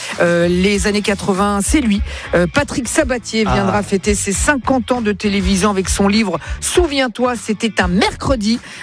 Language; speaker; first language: French; native; French